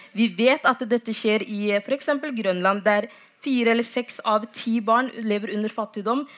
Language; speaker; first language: Norwegian; non-native, fluent; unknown